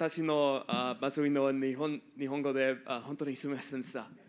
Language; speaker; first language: Japanese; non-native, learner; English